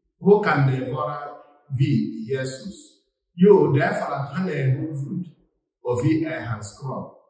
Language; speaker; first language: Swedish; non-native, fluent; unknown